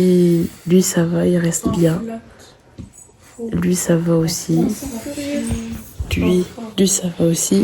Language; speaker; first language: French; native; French